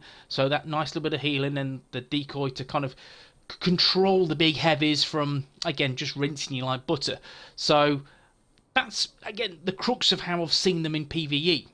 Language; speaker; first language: English; native; English